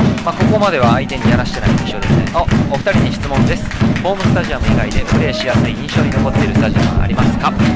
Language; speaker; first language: Japanese; native; Japanese